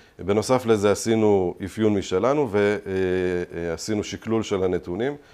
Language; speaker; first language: Hebrew; native; Hebrew